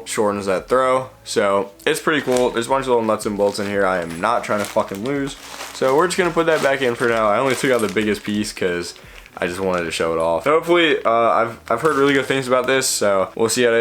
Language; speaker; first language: English; native; English